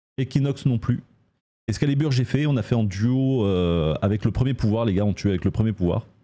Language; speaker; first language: French; native; French